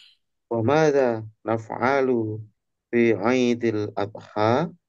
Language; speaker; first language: Arabic; non-native, learner; Indonesian